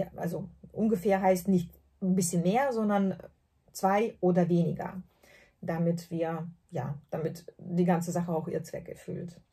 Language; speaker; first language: German; non-native, fluent; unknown